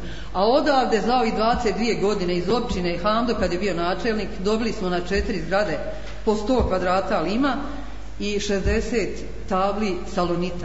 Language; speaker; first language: Croatian; native; Croatian